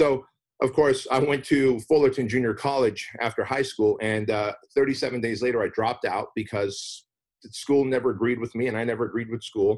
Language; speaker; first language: English; early bilingual, other home language; Armenian